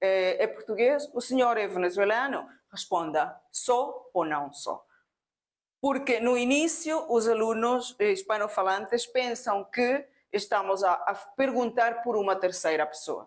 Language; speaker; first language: Portuguese; non-native, fluent; Spanish